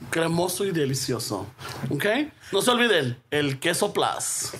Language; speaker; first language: Spanish; early bilingual, heritage; Spanish